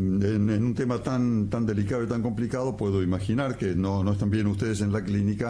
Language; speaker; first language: Spanish; native; Spanish